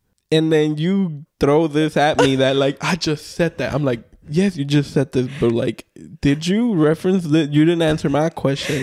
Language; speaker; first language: English; early bilingual, other home language; Spanish